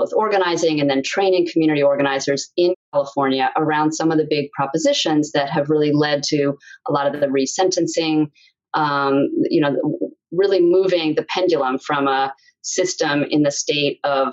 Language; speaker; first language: English; native; English